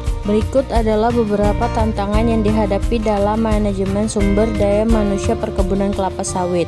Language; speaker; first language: Indonesian; native; Indonesian